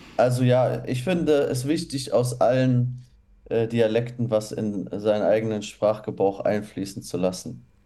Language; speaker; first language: German; native; German